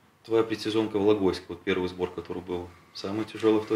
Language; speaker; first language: Russian; native; Russian